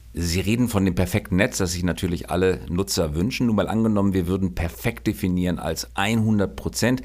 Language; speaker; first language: German; native; German